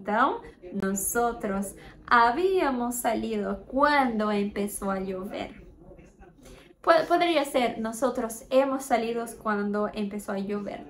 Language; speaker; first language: Spanish; non-native, fluent; Portuguese